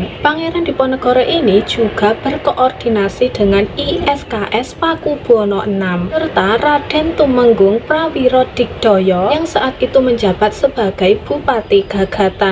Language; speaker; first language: Indonesian; native; Indonesian